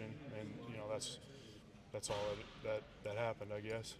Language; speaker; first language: English; native; English